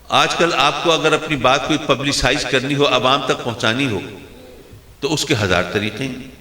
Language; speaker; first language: Urdu; native; Urdu